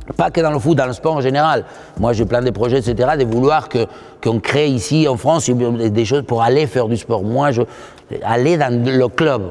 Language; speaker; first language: French; non-native, fluent; Spanish